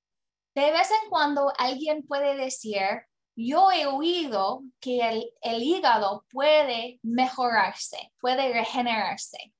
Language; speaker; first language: Spanish; non-native, learner; English